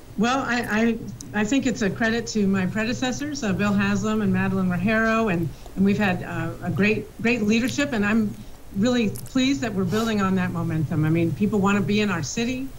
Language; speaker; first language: English; native; English